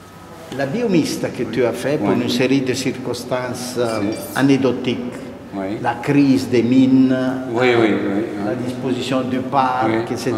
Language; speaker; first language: French; non-native, fluent; Italian